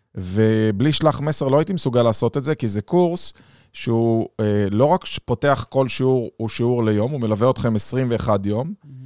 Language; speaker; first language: Hebrew; native; Hebrew